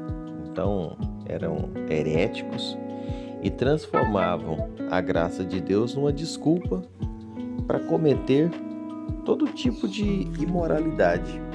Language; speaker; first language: Portuguese; native; Portuguese